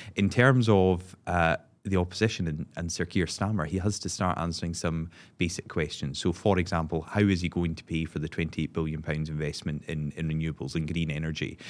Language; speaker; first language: English; native; English